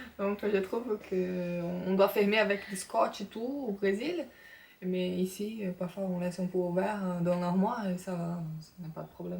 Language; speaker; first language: French; non-native, fluent; Portuguese